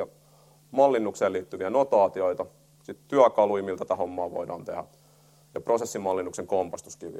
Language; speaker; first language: Finnish; native; Finnish